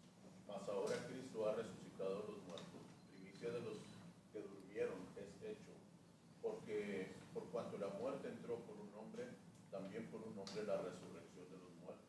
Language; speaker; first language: Spanish; native; Spanish